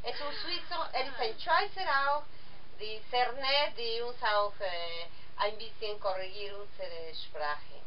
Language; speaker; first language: German; non-native, learner; Spanish